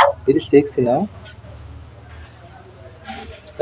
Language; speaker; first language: English; non-native, learner; Bangla